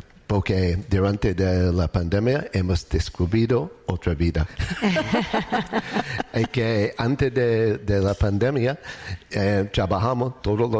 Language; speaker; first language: Spanish; non-native, learner; English